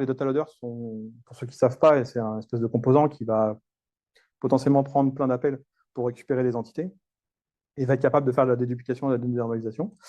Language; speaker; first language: French; native; French